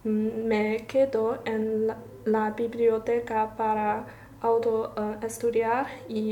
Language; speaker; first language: Spanish; non-native, learner; Chinese